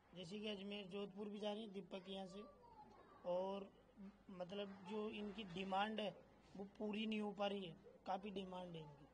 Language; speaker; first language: Hindi; native; Hindi